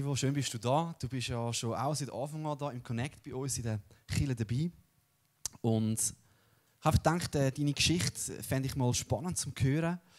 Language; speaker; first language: German; native; German